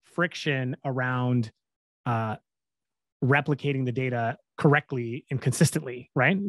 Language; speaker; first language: English; native; English